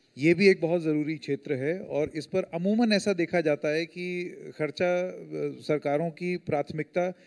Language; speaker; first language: Hindi; native; Hindi